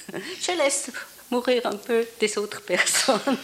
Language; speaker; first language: French; non-native, fluent; German